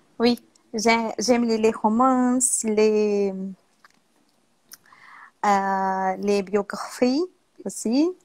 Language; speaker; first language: French; non-native, learner; Portuguese